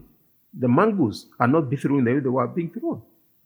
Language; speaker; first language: English; non-native, local second language; Kikuyu